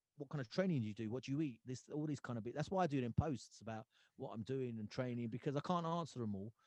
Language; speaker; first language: English; early bilingual, other home language; Punjabi